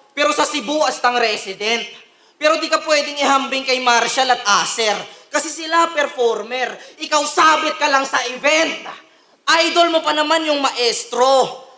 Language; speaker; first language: Filipino; native; Filipino